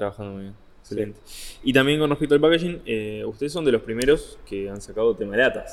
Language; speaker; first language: Spanish; native; Spanish